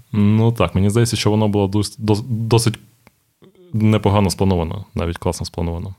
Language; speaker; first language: Ukrainian; non-native, local second language; Russian